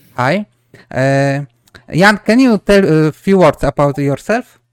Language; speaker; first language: English; non-native, learner; Polish